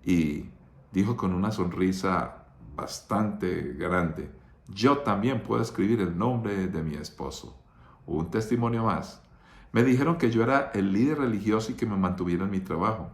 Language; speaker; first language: Spanish; native; Spanish